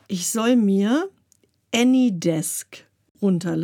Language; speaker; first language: German; native; German